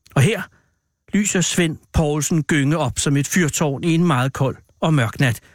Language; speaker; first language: Danish; native; Danish